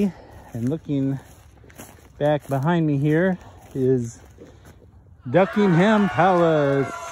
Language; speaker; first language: English; native; English